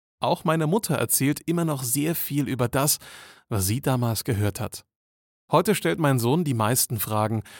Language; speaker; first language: German; native; German